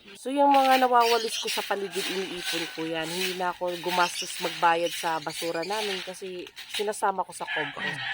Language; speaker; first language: Filipino; native; Filipino